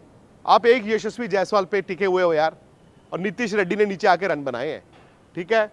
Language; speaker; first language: Hindi; native; Hindi